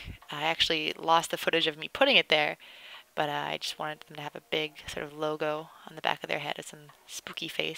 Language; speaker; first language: English; native; English